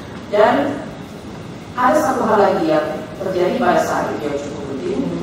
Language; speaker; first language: Indonesian; native; Indonesian